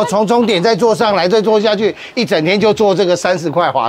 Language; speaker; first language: Chinese; native; Chinese